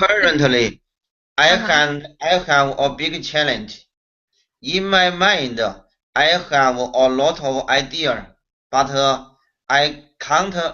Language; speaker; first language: English; non-native, learner; Chinese